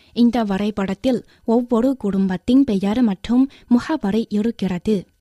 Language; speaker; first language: Tamil; non-native, fluent; Chinese